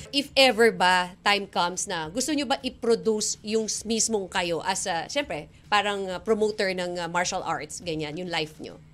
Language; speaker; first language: Filipino; native; Filipino